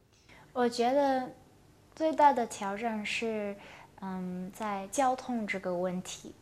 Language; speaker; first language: Chinese; non-native, local second language; Cantonese